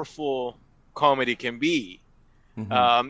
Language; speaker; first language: English; non-native, fluent; Persian